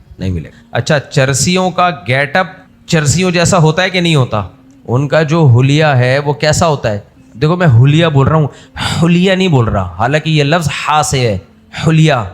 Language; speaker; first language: Urdu; native; Urdu